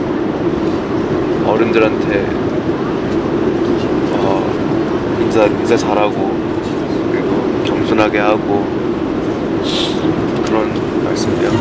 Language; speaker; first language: Korean; early bilingual, heritage; Korean